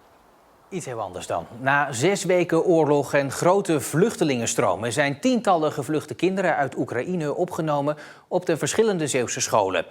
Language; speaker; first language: Dutch; native; Dutch